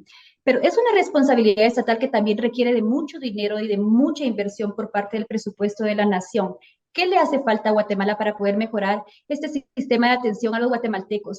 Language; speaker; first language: Spanish; native; Spanish